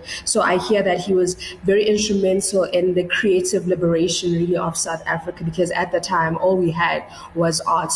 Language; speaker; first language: English; non-native, local second language; Tswana